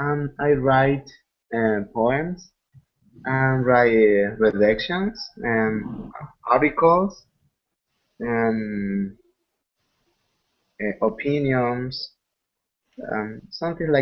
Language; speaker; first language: English; non-native, learner; Spanish